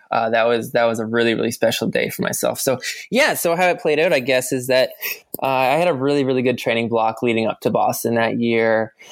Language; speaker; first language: English; native; English